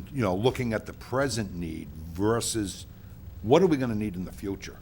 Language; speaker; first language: English; native; English